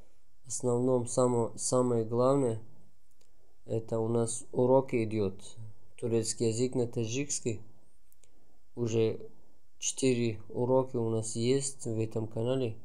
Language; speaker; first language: Russian; non-native, learner; Tajik